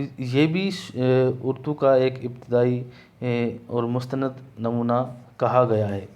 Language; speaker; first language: Urdu; native; Urdu